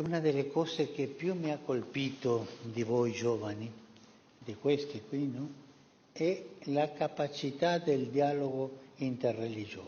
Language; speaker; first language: Italian; non-native, fluent; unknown